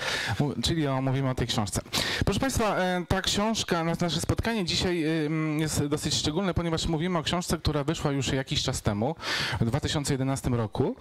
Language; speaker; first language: Polish; native; Polish